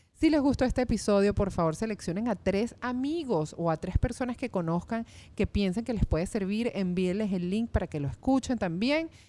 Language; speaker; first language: Spanish; native; Spanish